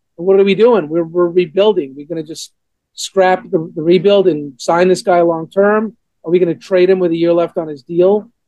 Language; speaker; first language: English; native; English